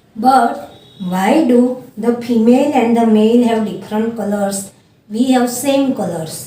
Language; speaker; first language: English; non-native, local second language; Gujarati